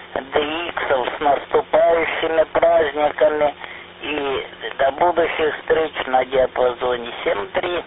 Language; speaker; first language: Russian; native; Russian